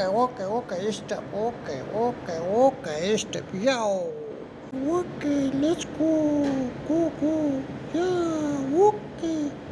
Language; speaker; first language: English; non-native, learner; Nepali